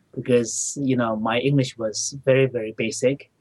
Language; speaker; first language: English; non-native, local second language; Tibetan